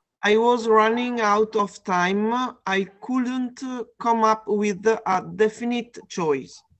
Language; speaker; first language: English; non-native, learner; Italian